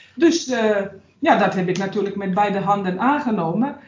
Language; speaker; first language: Dutch; non-native, fluent; Bosnian